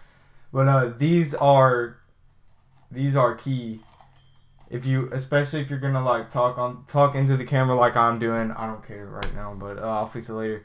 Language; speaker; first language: English; native; English